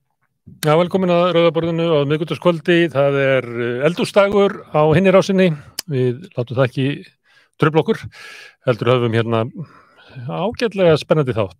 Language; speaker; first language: Icelandic; native; Icelandic